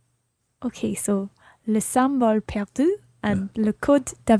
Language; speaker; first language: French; non-native, learner; English